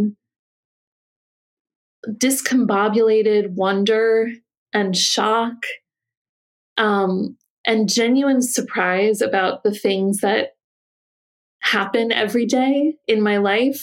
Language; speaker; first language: English; native; English